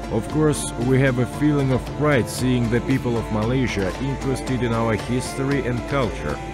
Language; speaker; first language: English; non-native, fluent; Kazakh